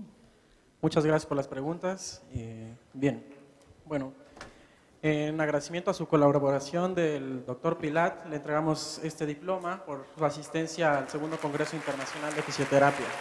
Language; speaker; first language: Spanish; native; Spanish